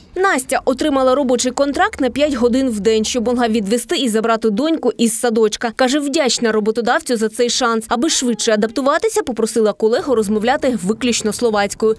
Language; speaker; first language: Ukrainian; native; Ukrainian